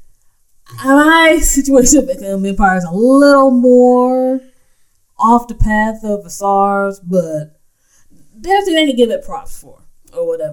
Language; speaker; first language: English; native; English